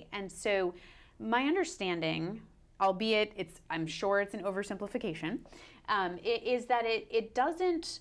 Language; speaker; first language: English; native; English